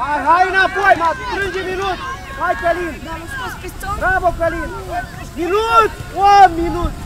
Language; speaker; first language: Romanian; native; Romanian